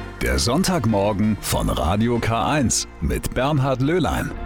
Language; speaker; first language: German; native; German